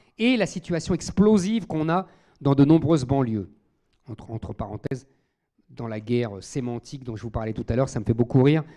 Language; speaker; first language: French; native; French